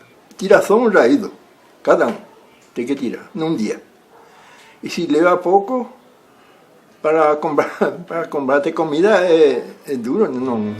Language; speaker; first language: Portuguese; non-native, learner; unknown